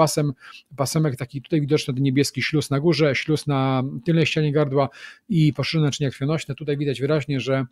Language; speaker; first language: Polish; native; Polish